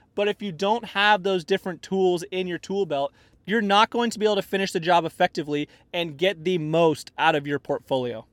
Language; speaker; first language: English; native; English